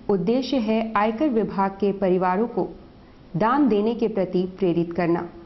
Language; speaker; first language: Hindi; native; Hindi